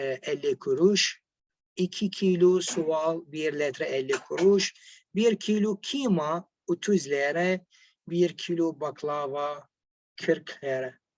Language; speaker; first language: Turkish; non-native, fluent; Arabic